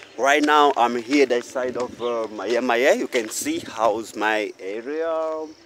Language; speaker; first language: English; non-native, learner; Portuguese